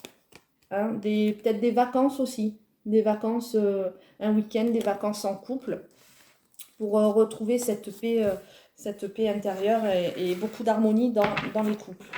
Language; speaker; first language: French; native; French